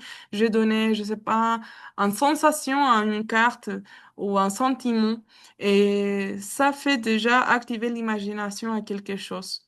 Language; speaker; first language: French; non-native, learner; Spanish